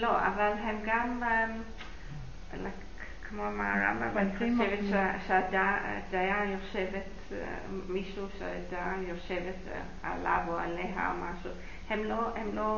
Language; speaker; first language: Hebrew; non-native, fluent; English